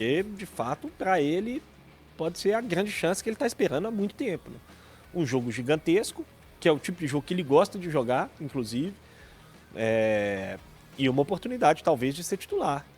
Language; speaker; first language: Portuguese; native; Portuguese